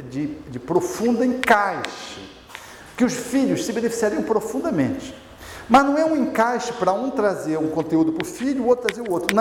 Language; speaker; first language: Portuguese; native; Portuguese